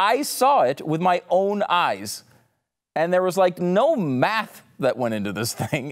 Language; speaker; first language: English; native; English